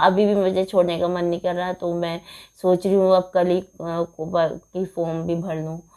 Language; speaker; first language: Hindi; non-native, local second language; Nepali